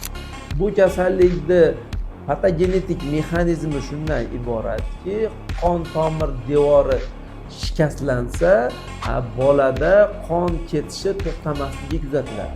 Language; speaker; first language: Uzbek; native; Uzbek